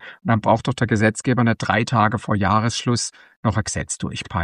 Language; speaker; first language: German; native; German